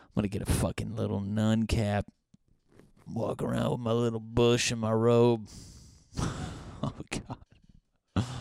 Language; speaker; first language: English; native; English